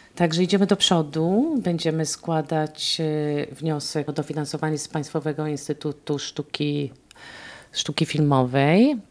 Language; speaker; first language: Polish; native; Polish